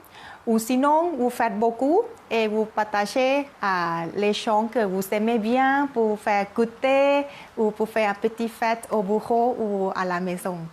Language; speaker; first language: French; non-native, learner; Thai